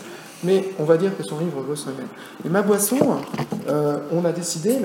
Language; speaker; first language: French; native; French